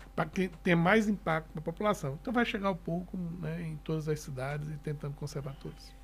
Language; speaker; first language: Portuguese; native; Portuguese